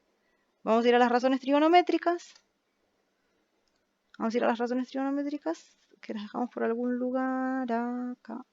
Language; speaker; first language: Spanish; native; Spanish